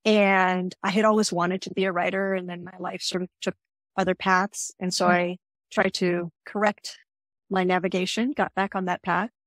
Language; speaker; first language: English; native; English